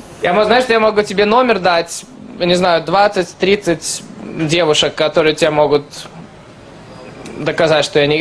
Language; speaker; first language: Russian; early bilingual, heritage; Russian